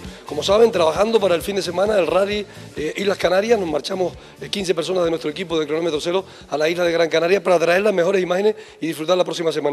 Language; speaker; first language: Spanish; native; Spanish